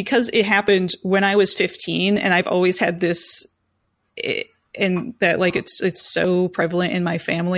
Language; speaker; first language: English; native; English